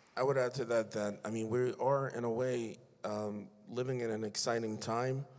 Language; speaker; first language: English; native; English